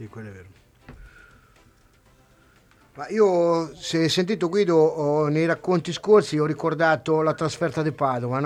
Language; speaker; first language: Italian; native; Italian